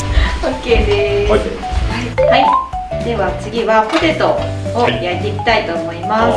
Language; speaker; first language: Japanese; native; Japanese